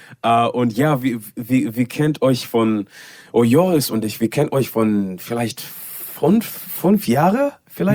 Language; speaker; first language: German; non-native, learner; English